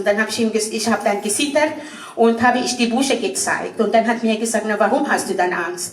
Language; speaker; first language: German; non-native, fluent; Arabic